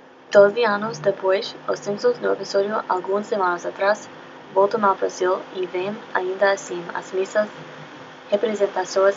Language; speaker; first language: Portuguese; non-native, fluent; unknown